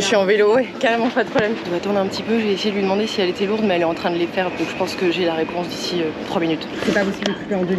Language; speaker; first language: French; native; French